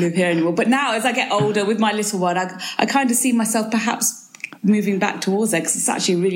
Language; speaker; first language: English; native; English